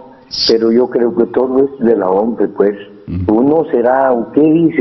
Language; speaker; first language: Spanish; native; Spanish